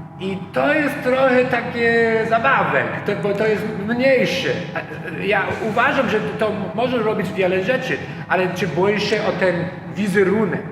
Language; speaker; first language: Polish; non-native, learner; English